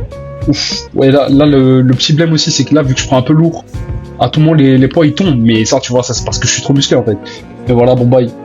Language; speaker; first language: French; native; French